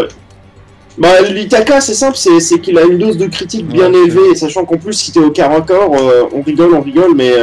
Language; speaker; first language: French; native; French